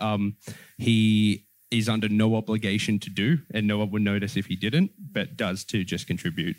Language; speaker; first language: English; native; English